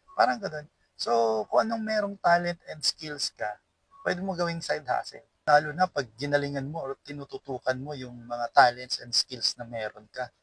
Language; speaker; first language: Filipino; non-native, local second language; Cebuano